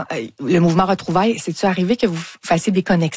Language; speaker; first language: French; native; French